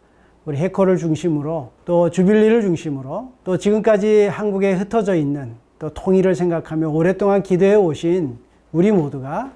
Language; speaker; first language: Korean; native; Korean